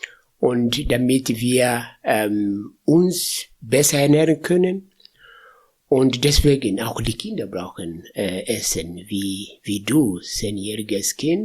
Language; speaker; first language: German; non-native, fluent; Swahili